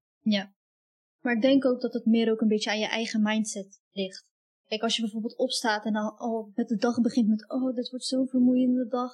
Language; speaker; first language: Dutch; early bilingual, other home language; Arabic